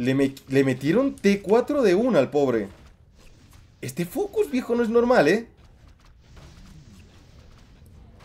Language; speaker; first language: Spanish; native; Spanish